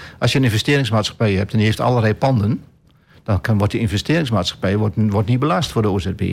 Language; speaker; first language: Dutch; native; Dutch